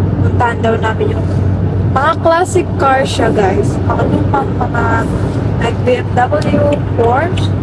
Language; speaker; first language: Filipino; native; Filipino